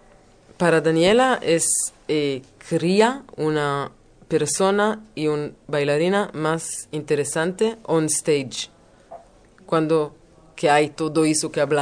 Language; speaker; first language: Spanish; non-native, learner; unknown